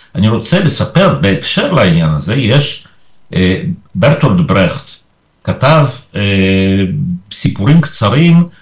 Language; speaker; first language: Hebrew; early bilingual, other home language; Polish